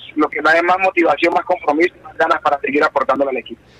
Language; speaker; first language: Spanish; native; Spanish